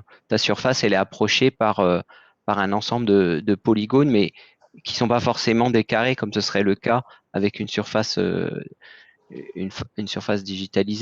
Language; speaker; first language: French; native; French